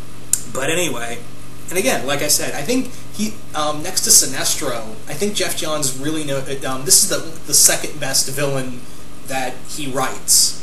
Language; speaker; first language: English; native; English